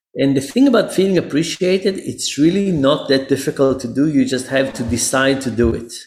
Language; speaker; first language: English; non-native, fluent; Hebrew